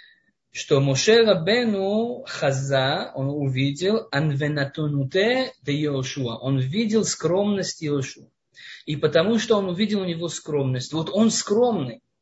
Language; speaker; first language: Russian; non-native, fluent; Hebrew